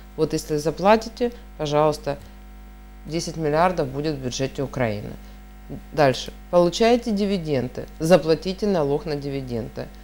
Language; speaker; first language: Russian; native; Russian